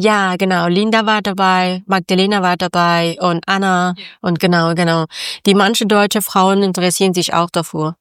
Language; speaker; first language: German; non-native, learner; Persian